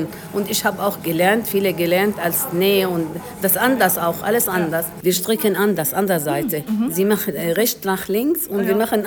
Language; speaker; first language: German; non-native, learner; Arabic